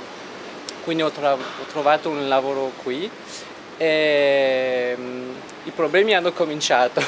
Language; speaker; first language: Italian; non-native, fluent; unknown